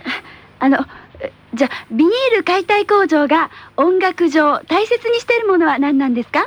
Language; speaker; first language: Japanese; native; Japanese